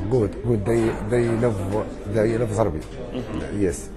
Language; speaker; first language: English; non-native, learner; Arabic